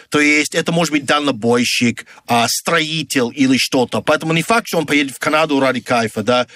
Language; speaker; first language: Russian; non-native, fluent; English